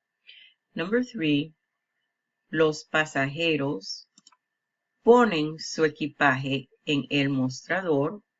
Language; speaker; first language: Spanish; non-native, fluent; English